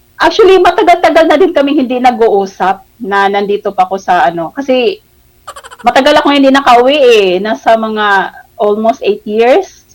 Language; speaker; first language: Filipino; non-native, local second language; Cebuano